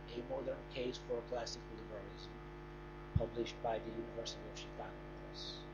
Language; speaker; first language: English; non-native, fluent; Czech